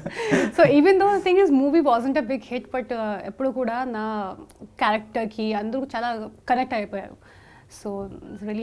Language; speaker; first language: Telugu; non-native, fluent; Hindi